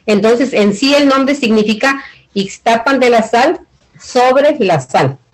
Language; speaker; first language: Spanish; native; Spanish